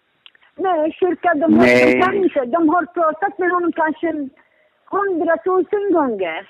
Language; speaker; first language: Swedish; non-native, learner; Syriac